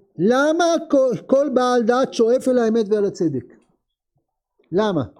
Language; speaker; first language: Hebrew; native; Hebrew